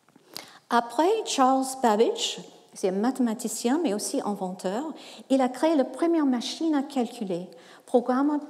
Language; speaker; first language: French; non-native, fluent; English